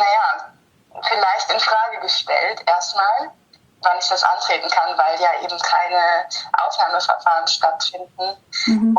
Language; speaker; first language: German; native; German